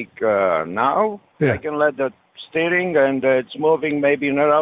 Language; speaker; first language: English; non-native, learner; French